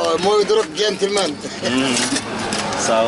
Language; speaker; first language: Russian; non-native, learner; Turkish